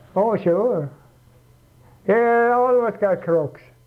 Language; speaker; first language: English; non-native, fluent; Swedish